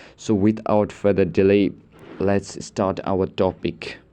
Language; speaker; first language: English; non-native, local second language; Nepali